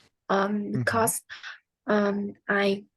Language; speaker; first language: English; non-native, learner; Vietnamese